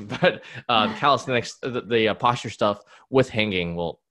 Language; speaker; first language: English; native; English